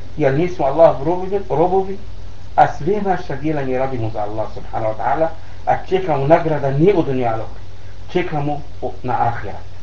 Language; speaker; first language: Bosnian; non-native, learner; Arabic